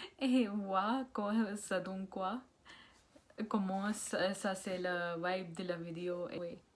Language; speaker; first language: French; non-native, learner; Punjabi